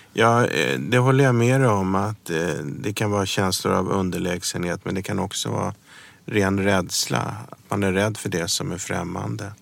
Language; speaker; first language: Swedish; early bilingual, other home language; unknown